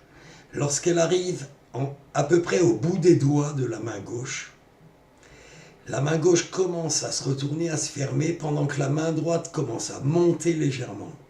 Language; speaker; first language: French; native; French